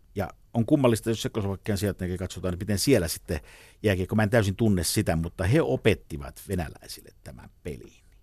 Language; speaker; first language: Finnish; native; Finnish